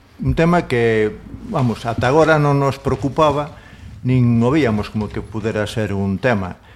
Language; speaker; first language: Galician; non-native, local second language; Spanish